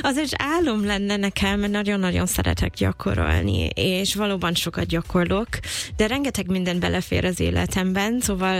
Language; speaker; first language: Hungarian; non-native, fluent; English